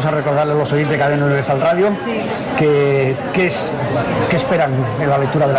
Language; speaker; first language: Spanish; native; Spanish